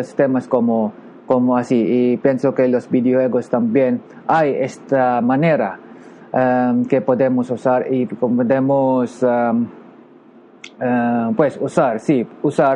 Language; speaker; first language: Spanish; non-native, learner; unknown